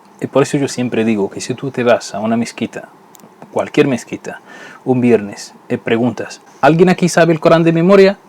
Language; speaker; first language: Spanish; non-native, fluent; Arabic